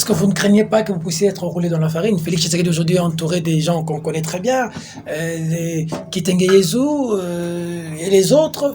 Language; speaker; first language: French; non-native, local second language; Lingala